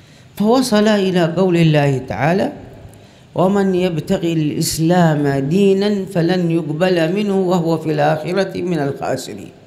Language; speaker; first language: Arabic; native; Arabic